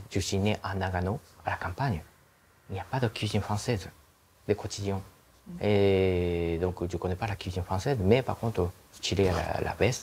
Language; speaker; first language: French; non-native, learner; Japanese